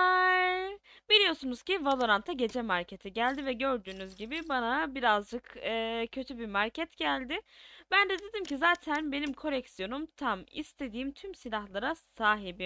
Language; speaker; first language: Turkish; native; Turkish